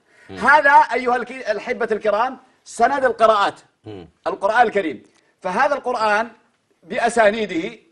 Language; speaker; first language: Arabic; native; Arabic